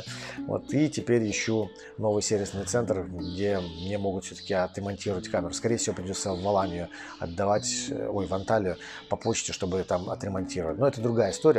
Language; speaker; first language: Russian; native; Russian